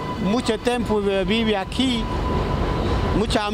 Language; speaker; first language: Spanish; non-native, learner; Bangla